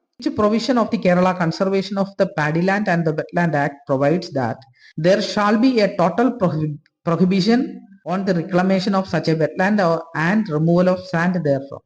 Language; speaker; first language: English; non-native, local second language; Malayalam